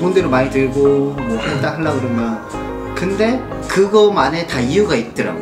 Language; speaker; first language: Korean; native; Korean